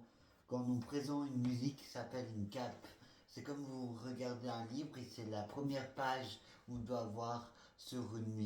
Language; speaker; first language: French; non-native, fluent; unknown